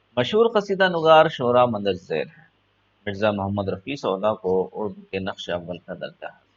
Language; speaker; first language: Urdu; native; Urdu